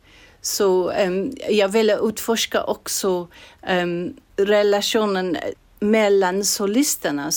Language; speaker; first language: Swedish; non-native, fluent; English